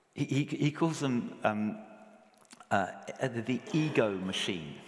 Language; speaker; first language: English; native; English